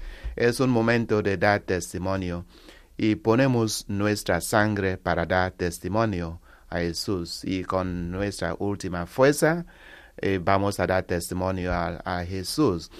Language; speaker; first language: Spanish; non-native, learner; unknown